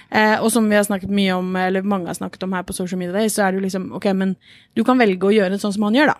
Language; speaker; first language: Norwegian; native; Norwegian